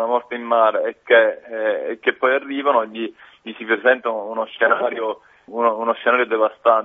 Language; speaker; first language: Italian; native; Italian